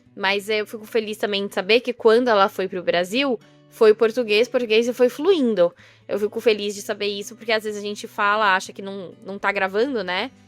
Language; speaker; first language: Portuguese; native; Portuguese